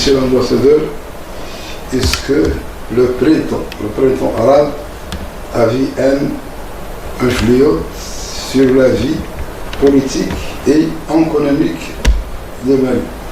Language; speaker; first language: French; non-native, local second language; Arabic